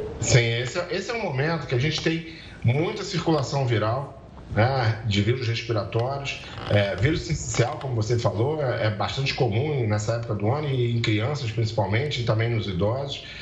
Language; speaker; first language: Portuguese; native; Portuguese